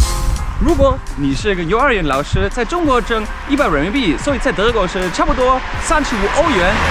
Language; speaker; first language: Chinese; non-native, fluent; German